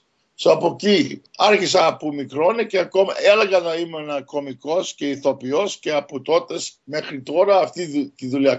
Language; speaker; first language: Greek; early bilingual, heritage; Greek